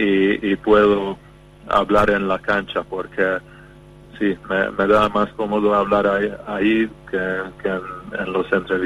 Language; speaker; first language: Spanish; non-native, fluent; Hungarian